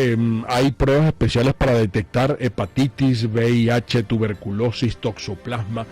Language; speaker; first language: Spanish; native; Spanish